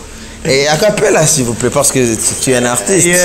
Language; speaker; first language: French; non-native, local second language; Rundi